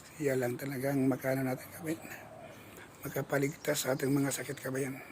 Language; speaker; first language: Filipino; non-native, local second language; Cebuano